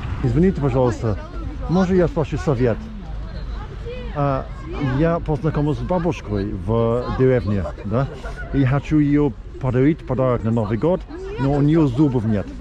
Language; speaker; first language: Russian; non-native, learner; English